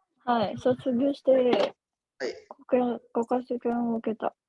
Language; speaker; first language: Japanese; non-native, fluent; Indonesian